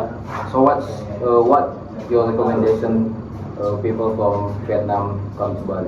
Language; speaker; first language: English; non-native, learner; Indonesian